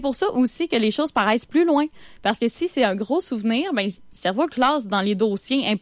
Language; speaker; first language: French; native; French